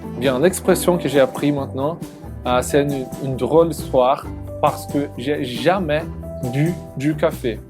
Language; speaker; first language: French; non-native, learner; Portuguese